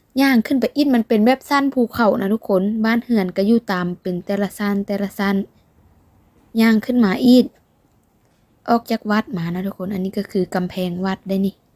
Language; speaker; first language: Thai; non-native, local second language; Northeastern Thai